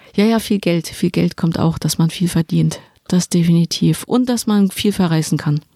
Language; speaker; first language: German; native; German